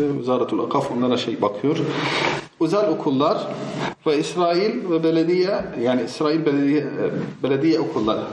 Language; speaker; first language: Turkish; non-native, fluent; Arabic